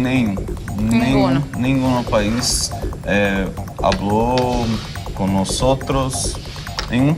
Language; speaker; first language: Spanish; non-native, learner; Portuguese